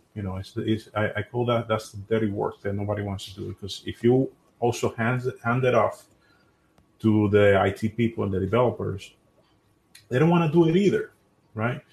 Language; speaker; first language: English; non-native, fluent; Spanish